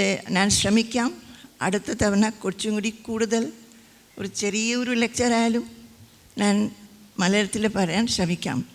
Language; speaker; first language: Malayalam; non-native, fluent; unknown